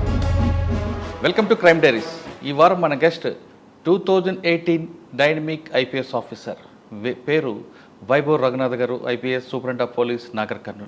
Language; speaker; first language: Telugu; native; Telugu